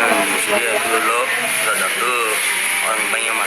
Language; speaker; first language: Indonesian; non-native, learner; Rohingya